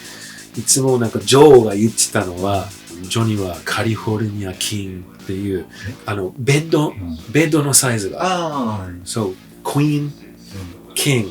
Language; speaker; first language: Japanese; early bilingual, heritage; English